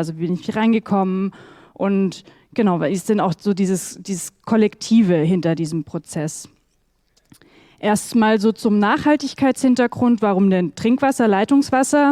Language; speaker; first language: German; native; German